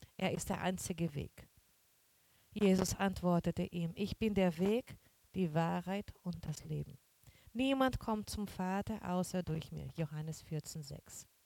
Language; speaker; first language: German; non-native, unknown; Portuguese